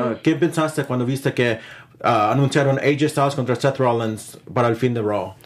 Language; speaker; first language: Spanish; early bilingual, heritage; Spanish